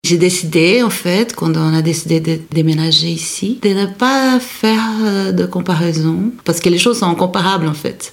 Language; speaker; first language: French; non-native, fluent; Portuguese